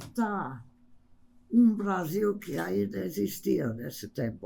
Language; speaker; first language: Portuguese; non-native, fluent; English